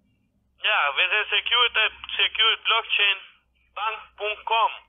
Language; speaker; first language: German; non-native, learner; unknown